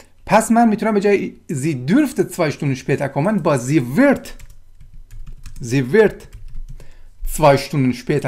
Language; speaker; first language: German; non-native, fluent; Persian